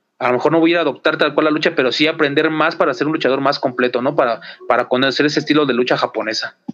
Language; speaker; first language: Spanish; native; Spanish